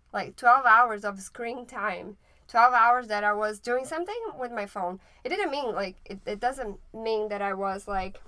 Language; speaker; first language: English; non-native, fluent; Portuguese